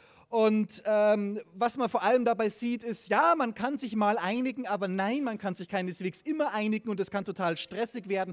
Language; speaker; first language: German; native; German